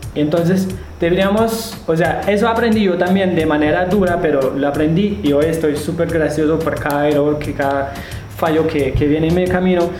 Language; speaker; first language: Spanish; non-native, fluent; German